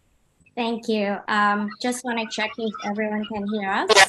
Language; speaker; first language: English; non-native, fluent; Indonesian